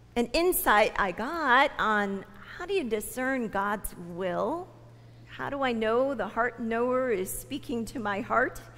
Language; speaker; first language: English; native; English